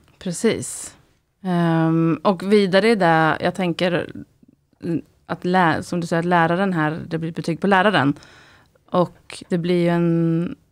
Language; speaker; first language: Swedish; native; Swedish